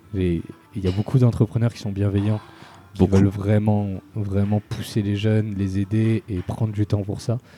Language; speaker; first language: French; native; French